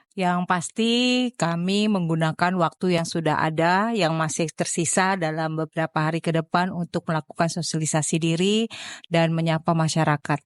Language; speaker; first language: Indonesian; native; Indonesian